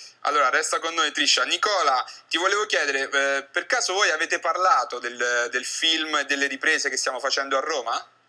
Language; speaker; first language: Italian; native; Italian